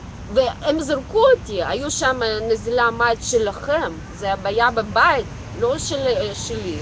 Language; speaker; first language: Hebrew; non-native, local second language; Russian